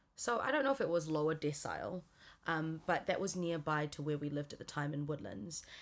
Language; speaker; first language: English; native; English